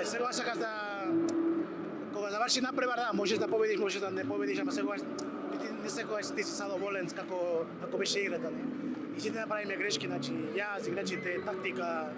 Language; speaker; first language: Macedonian; non-native, learner; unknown